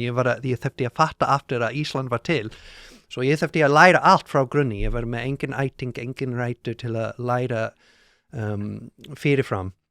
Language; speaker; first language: Icelandic; non-native, learner; English